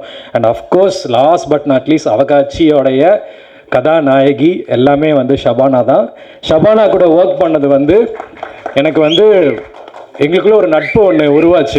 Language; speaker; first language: Tamil; native; Tamil